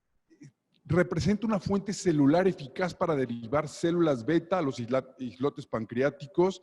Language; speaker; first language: Spanish; native; Spanish